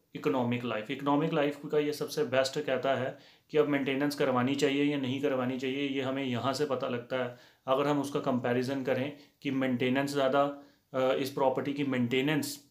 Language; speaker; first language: Hindi; native; Hindi